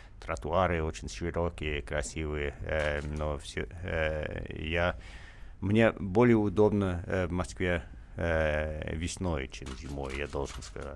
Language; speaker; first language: Russian; non-native, fluent; English